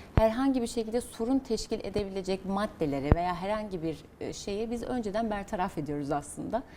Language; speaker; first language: Turkish; native; Turkish